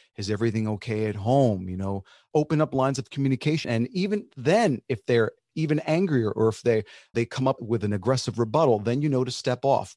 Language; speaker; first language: English; early bilingual, other home language; Spanish